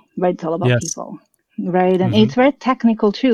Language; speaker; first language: English; non-native, fluent; Portuguese